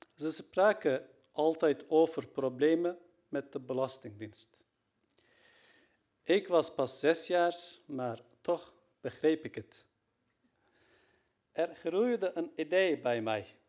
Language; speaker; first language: Dutch; non-native, fluent; Turkish